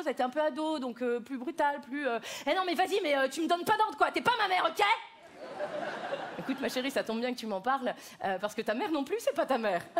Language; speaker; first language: French; native; French